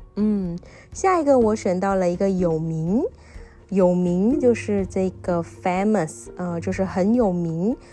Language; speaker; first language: Chinese; non-native, fluent; Indonesian